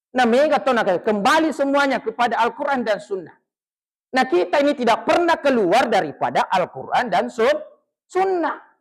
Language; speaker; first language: Malay; non-native, local second language; Buginese